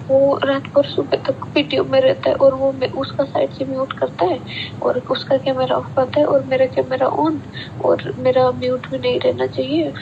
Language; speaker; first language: Hindi; non-native, local second language; Santali